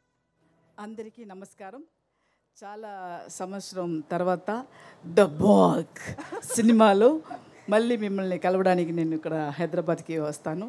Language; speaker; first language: Telugu; non-native, local second language; Tamil